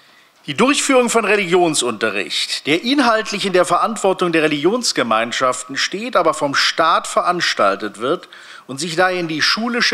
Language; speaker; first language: German; native; German